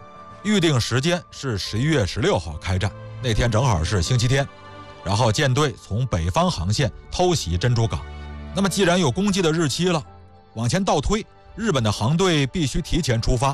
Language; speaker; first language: Chinese; native; Chinese